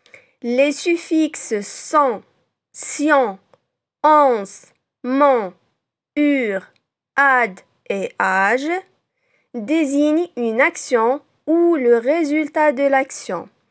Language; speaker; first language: French; non-native, local second language; Arabic